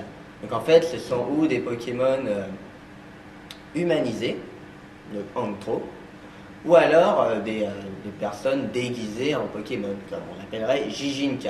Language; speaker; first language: French; native; French